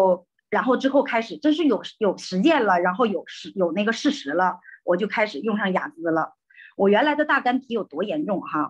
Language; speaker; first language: Chinese; native; Chinese